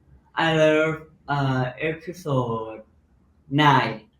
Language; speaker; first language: English; non-native, learner; Thai